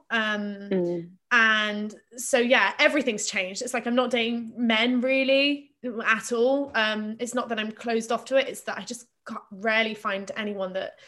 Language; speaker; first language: English; native; English